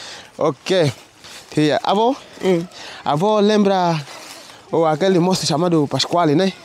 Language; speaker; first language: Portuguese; non-native, fluent; Vietnamese